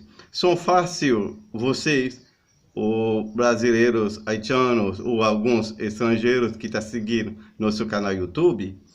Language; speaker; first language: Portuguese; non-native, learner; Haitian Creole